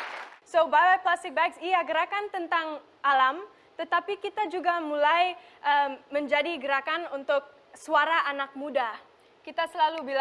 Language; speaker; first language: Indonesian; non-native, local second language; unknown